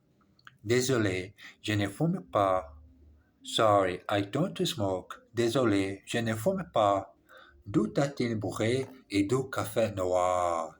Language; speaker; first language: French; non-native, learner; English